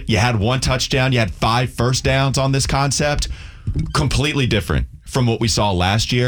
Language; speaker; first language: English; native; English